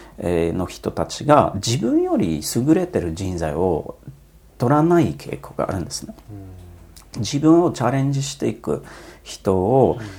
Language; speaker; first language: Japanese; non-native, fluent; Polish